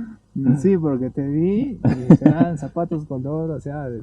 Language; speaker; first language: Spanish; native; Spanish